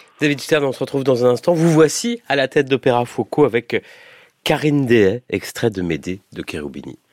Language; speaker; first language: French; native; French